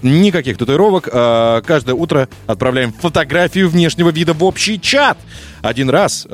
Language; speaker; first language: Russian; native; Russian